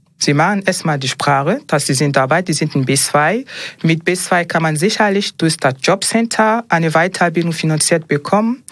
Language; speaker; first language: German; non-native, fluent; French